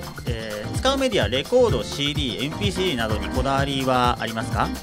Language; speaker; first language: Japanese; native; Japanese